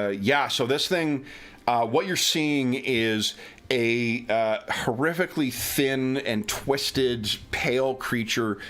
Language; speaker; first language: English; native; English